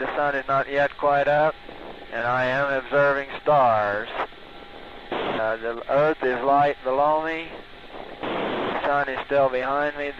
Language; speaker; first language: English; native; English